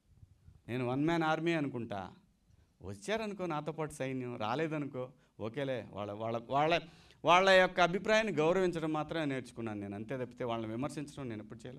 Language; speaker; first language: Telugu; native; Telugu